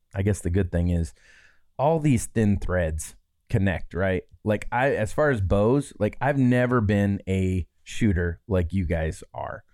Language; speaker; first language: English; native; English